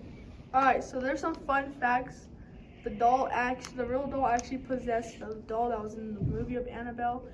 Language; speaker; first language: English; native; English